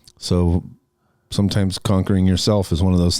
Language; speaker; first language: English; native; English